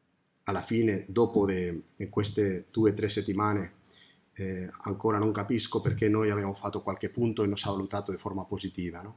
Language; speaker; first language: Italian; non-native, fluent; Spanish